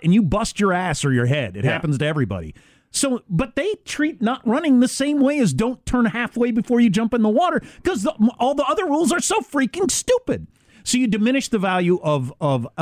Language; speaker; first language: English; native; English